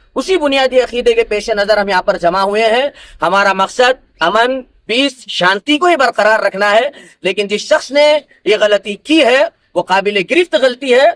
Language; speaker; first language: Urdu; native; Urdu